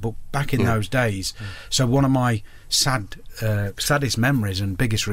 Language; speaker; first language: English; native; English